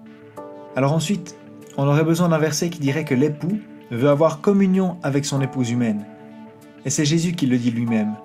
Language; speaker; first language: French; native; French